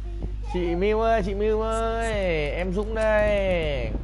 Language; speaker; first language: Vietnamese; native; Vietnamese